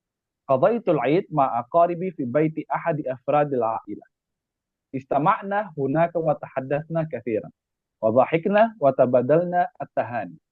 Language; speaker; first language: Arabic; non-native, fluent; Indonesian